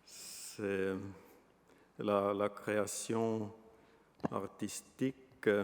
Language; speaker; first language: French; non-native, fluent; Estonian